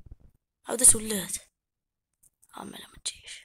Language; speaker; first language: Arabic; native; Arabic